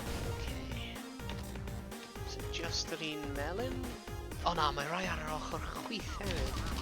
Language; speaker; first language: Welsh; non-native, local second language; English